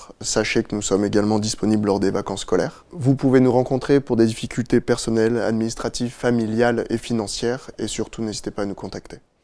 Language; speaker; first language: French; native; French